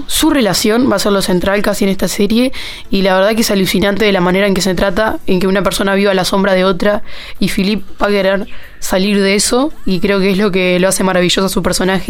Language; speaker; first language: Spanish; native; Spanish